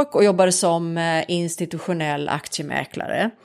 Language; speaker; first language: Swedish; native; Swedish